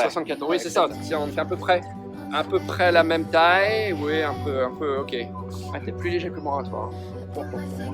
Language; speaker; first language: French; native; French